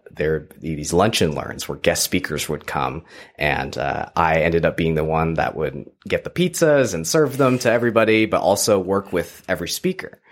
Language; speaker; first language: English; native; English